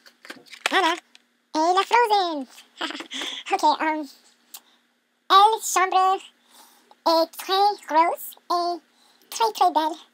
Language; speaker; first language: French; non-native, learner; English